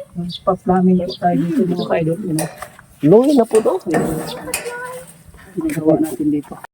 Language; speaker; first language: Filipino; non-native, local second language; Cebuano